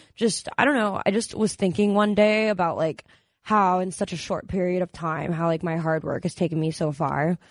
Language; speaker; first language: English; native; English